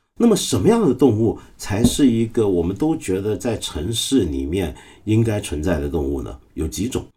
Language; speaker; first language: Chinese; non-native, local second language; Cantonese